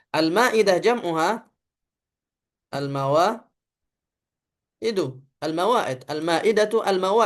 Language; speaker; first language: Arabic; non-native, fluent; Indonesian